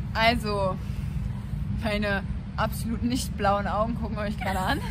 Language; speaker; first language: German; native; German